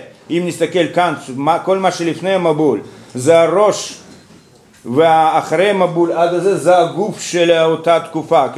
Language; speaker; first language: Hebrew; non-native, fluent; Russian